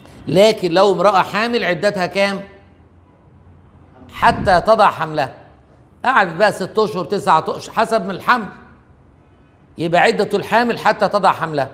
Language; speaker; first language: Arabic; native; Arabic